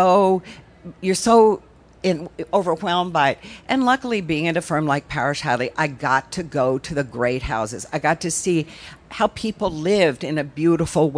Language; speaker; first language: English; native; English